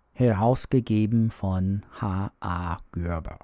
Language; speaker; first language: German; non-native, fluent; English